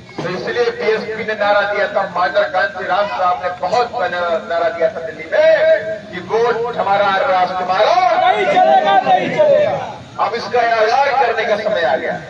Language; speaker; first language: Hindi; native; Hindi